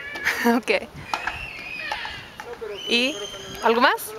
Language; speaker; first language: Spanish; non-native, fluent; English